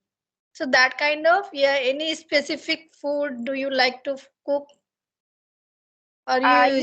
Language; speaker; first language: English; non-native, learner; Hindi